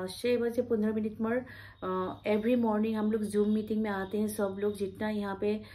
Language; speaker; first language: Hindi; non-native, local second language; Bangla